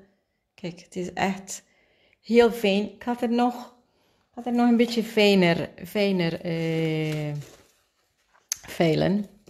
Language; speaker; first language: Dutch; non-native, fluent; Spanish